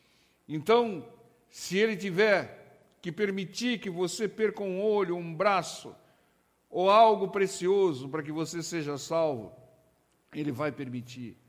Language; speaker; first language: Portuguese; native; Portuguese